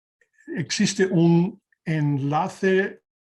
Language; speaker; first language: Spanish; non-native, learner; German